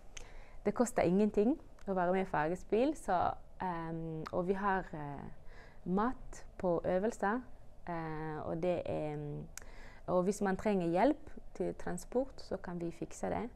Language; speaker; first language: Norwegian; early bilingual, other home language; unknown